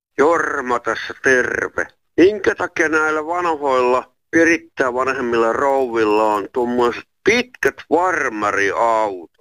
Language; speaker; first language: Finnish; native; Finnish